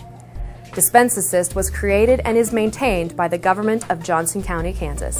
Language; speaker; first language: English; native; English